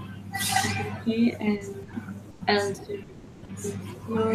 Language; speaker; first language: Spanish; non-native, learner; English